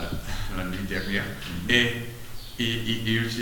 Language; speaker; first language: French; non-native, learner; English